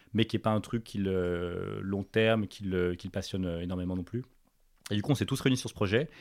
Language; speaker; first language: French; native; French